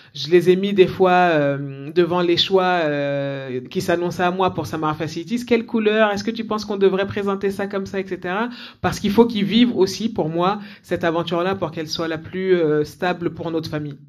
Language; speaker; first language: French; native; French